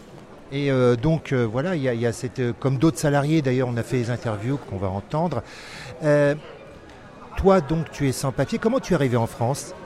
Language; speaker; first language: French; native; French